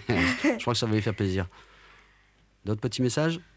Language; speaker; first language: French; native; French